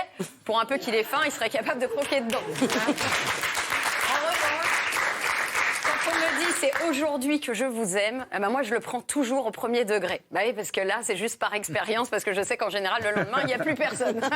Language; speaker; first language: French; native; French